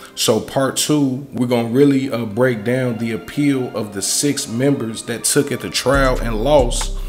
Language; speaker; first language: English; native; English